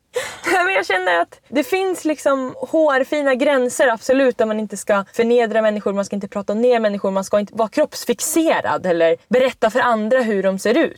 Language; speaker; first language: Swedish; native; Swedish